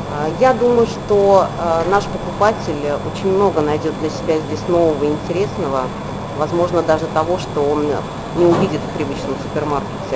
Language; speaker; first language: Russian; native; Russian